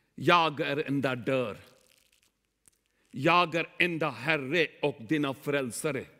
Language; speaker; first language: Swedish; non-native, learner; Urdu